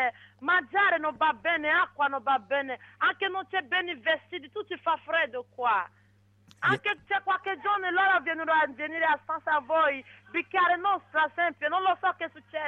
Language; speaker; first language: Italian; non-native, learner; English